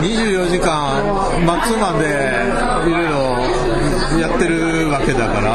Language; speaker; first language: Japanese; native; Japanese